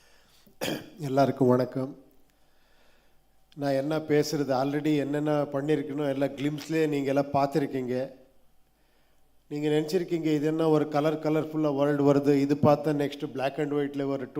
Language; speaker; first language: Tamil; non-native, learner; Kannada